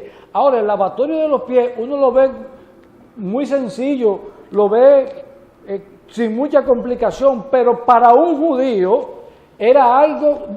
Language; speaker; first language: Spanish; native; Spanish